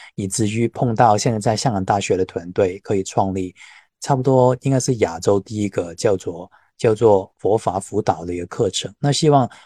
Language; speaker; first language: Chinese; non-native, local second language; Cantonese